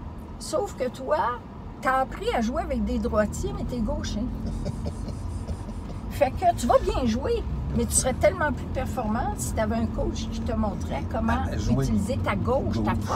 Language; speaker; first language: French; native; French